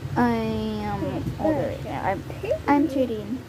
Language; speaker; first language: English; native; English